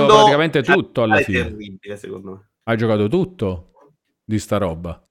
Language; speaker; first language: Italian; native; Italian